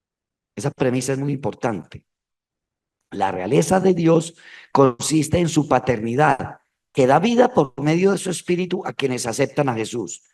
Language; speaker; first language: Spanish; native; Spanish